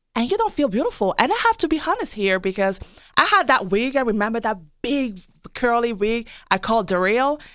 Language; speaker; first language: English; non-native, local second language; French